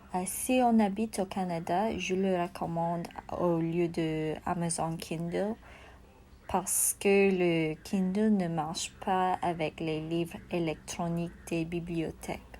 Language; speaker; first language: French; non-native, learner; English